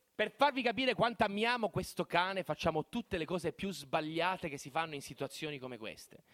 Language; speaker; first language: Italian; native; Italian